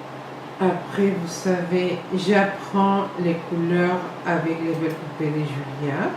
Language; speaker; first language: French; non-native, fluent; Spanish